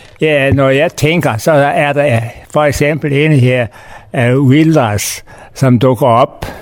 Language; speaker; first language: Danish; native; Danish